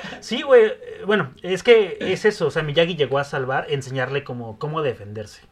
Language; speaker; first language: Spanish; native; Spanish